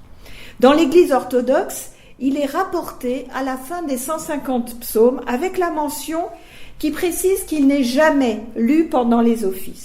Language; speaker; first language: French; native; French